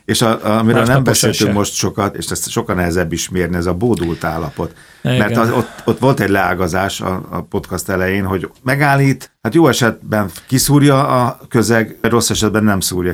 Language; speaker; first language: Hungarian; native; Hungarian